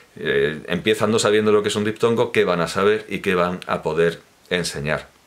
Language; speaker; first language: Spanish; native; Spanish